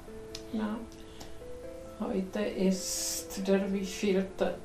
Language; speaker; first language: German; non-native, fluent; Czech